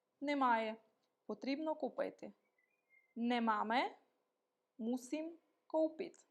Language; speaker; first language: Czech; non-native, learner; Ukrainian